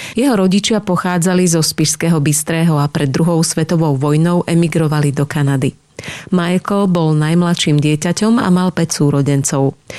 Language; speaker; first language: Slovak; native; Slovak